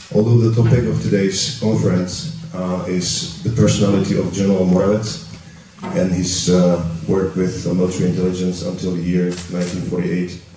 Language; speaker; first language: English; non-native, fluent; Czech